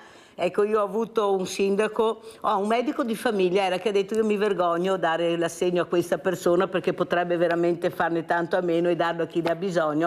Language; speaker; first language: Italian; native; Italian